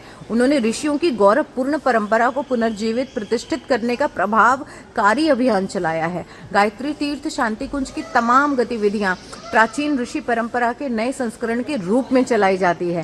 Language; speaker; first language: Hindi; native; Hindi